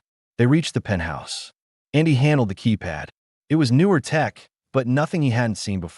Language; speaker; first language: English; native; English